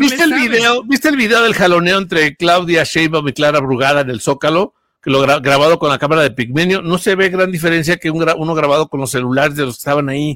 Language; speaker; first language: Spanish; native; Spanish